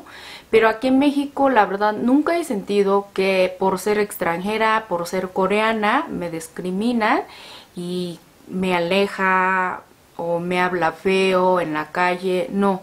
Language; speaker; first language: Spanish; non-native, learner; Korean